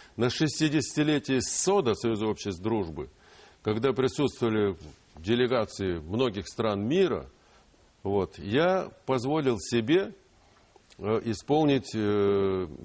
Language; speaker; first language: Russian; non-native, local second language; Ukrainian